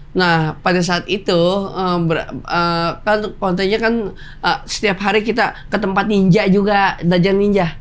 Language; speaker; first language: Indonesian; native; Indonesian